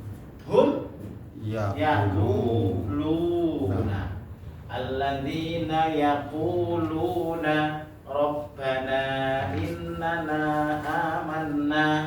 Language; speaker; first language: Indonesian; native; Indonesian